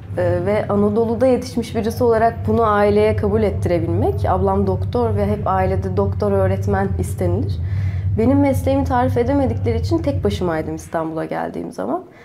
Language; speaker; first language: Turkish; native; Turkish